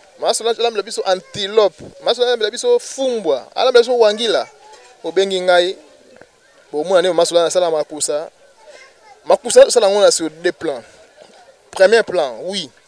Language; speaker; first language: Lingala; native; Lingala